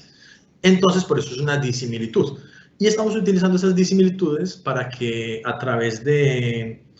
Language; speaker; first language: Spanish; native; Spanish